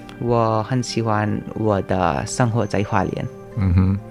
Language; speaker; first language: Chinese; non-native, learner; Nepali